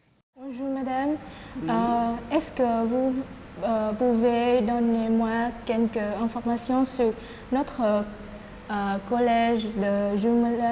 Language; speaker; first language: French; non-native, learner; Vietnamese